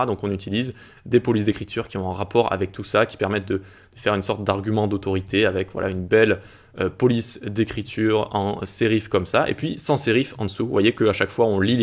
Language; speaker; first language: French; native; French